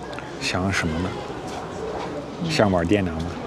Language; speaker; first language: Chinese; non-native, fluent; Dutch